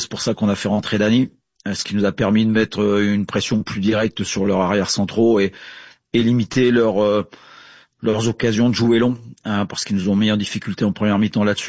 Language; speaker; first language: French; native; French